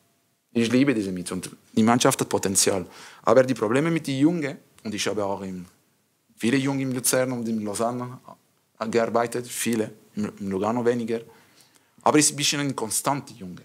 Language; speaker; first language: German; non-native, learner; French